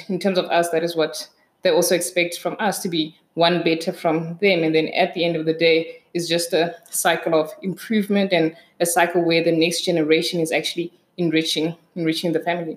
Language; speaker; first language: English; non-native, local second language; Southern Sotho